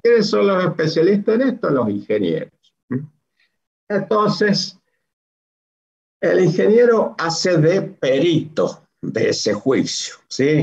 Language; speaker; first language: Spanish; native; Spanish